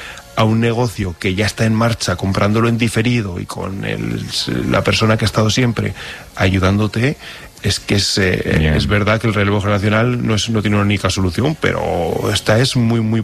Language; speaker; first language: Spanish; native; Spanish